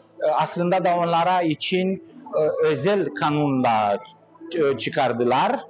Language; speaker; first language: Turkish; non-native, learner; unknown